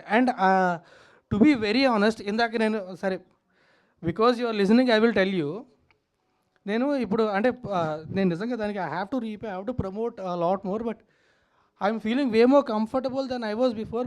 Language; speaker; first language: Telugu; native; Telugu